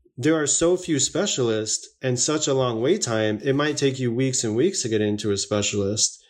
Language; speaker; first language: English; native; English